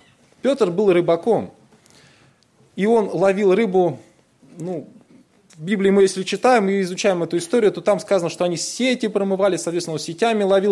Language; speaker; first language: Russian; native; Russian